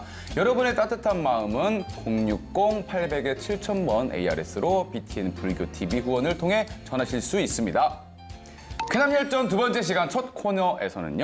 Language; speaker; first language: Korean; native; Korean